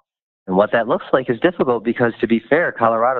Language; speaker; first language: English; native; English